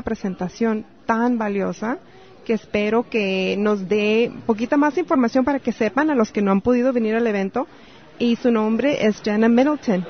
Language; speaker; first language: Spanish; native; Spanish